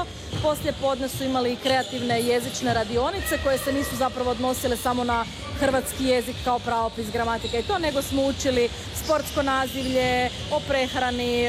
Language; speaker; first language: Serbian; native; Serbian